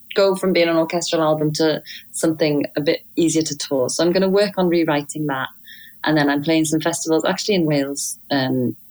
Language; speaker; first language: English; native; English